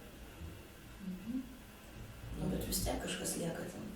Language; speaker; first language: Lithuanian; non-native, local second language; Polish